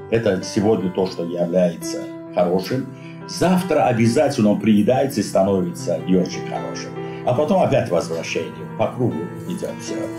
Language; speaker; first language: Russian; non-native, local second language; Azerbaijani